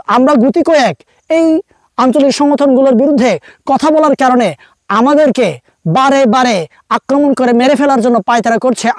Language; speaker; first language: Bangla; non-native, local second language; Marma